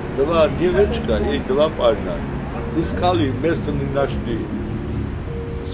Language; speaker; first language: Russian; non-native, local second language; Armenian